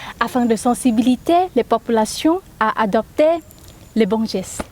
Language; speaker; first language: French; non-native, learner; Thai